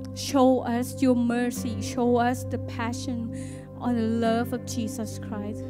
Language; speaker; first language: English; non-native, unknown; Thai